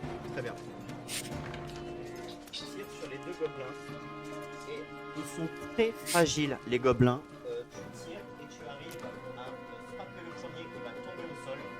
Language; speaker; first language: French; native; French